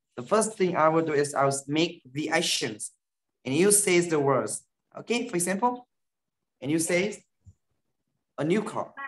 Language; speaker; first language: English; non-native, fluent; Vietnamese